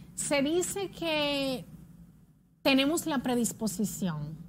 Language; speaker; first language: Spanish; native; Spanish